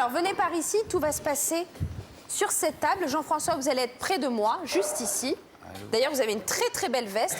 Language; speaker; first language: French; native; French